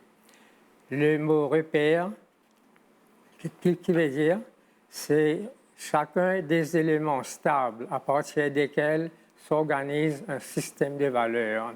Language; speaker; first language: French; non-native, local second language; Morisyen